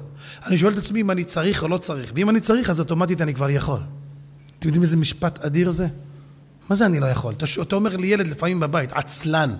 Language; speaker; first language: Hebrew; native; Hebrew